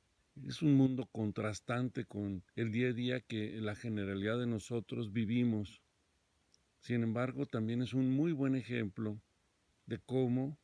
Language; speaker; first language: Spanish; native; Spanish